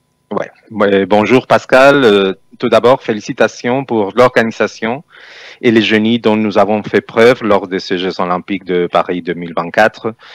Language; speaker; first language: French; non-native, fluent; Spanish